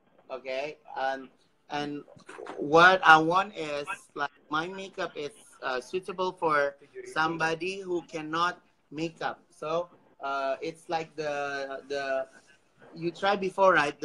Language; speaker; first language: English; non-native, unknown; Indonesian